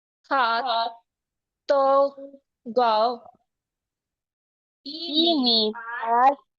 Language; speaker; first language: Chinese; non-native, learner; Urdu